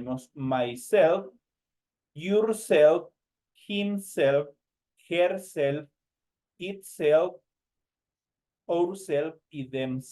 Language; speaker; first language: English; non-native, learner; Spanish